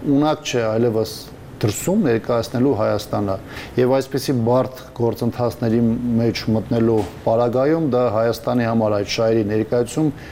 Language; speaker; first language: Armenian; native; Armenian